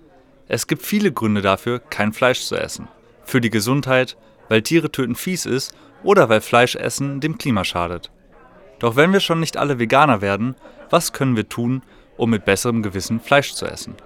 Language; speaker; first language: German; native; German